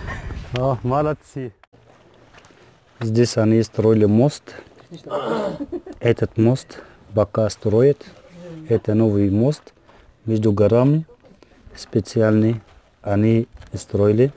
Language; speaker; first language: Russian; non-native, learner; Arabic